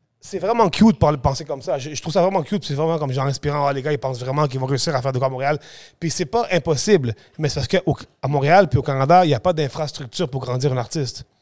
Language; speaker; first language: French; early bilingual, other home language; Spanish